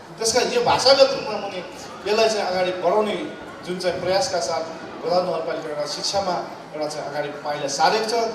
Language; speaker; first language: Nepali; non-native, local second language; Newari